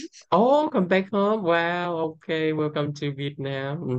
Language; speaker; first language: English; non-native, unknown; Vietnamese